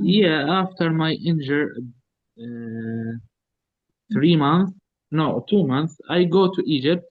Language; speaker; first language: English; non-native, learner; Arabic